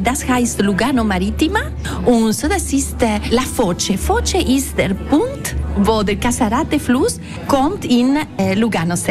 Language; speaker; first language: German; non-native, local second language; Italian